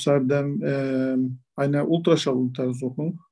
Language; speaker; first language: German; non-native, learner; Turkish